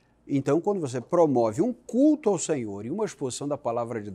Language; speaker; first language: Portuguese; native; Portuguese